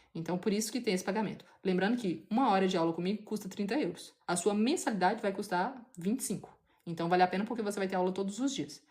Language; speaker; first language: Portuguese; native; Portuguese